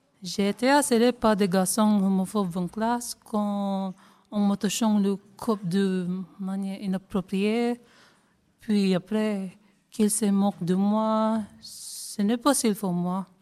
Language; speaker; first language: French; non-native, learner; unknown